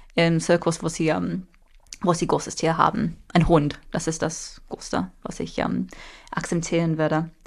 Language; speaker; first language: German; non-native, fluent; English